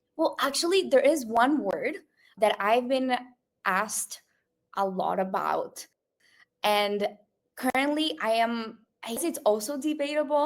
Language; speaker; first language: English; non-native, local second language; Spanish